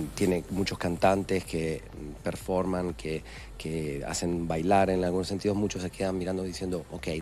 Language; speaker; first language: Spanish; native; Spanish